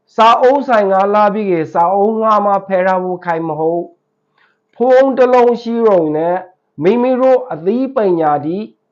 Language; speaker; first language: Burmese; native; Burmese